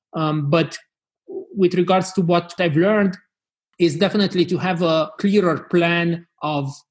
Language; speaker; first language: English; non-native, fluent; Romanian